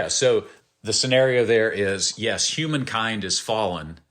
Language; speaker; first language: English; native; English